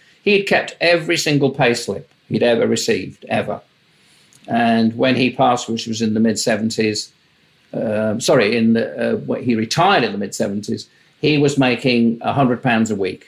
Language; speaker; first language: English; native; English